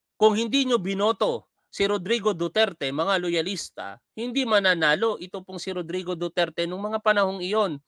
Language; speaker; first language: Filipino; native; Filipino